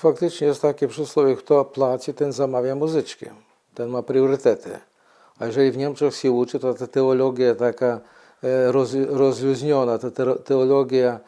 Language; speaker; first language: Polish; non-native, fluent; Ukrainian